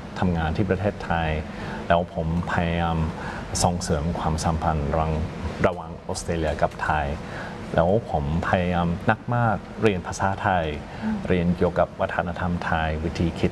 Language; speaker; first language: Thai; non-native, fluent; English